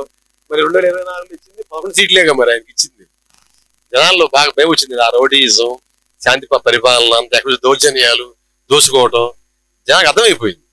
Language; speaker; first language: Telugu; native; Telugu